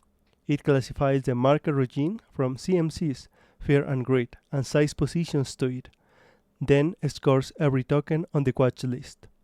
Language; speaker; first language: English; non-native, fluent; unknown